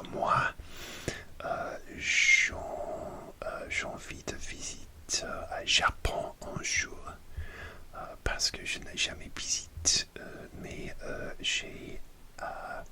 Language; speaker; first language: French; non-native, learner; English